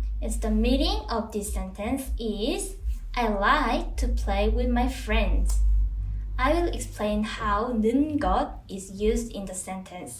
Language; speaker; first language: English; non-native, fluent; Korean